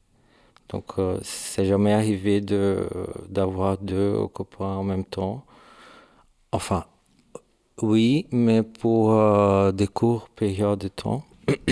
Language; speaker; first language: French; non-native, learner; Portuguese